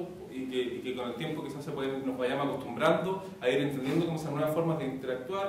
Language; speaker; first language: Spanish; native; Spanish